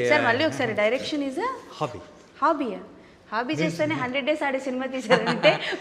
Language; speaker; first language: Telugu; native; Telugu